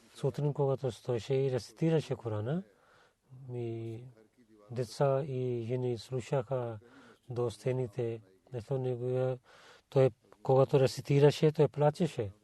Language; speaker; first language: Bulgarian; non-native, learner; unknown